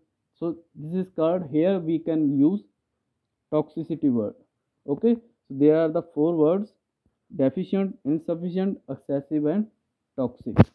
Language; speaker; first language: English; non-native, local second language; Punjabi